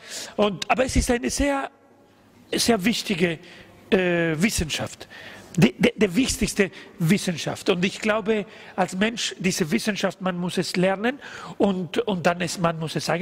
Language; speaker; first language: German; non-native, learner; Spanish